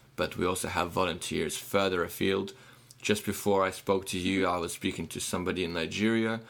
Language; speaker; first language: English; non-native, fluent; Ukrainian